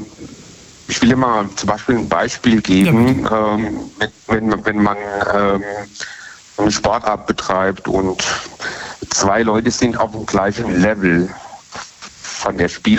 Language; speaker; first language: German; native; German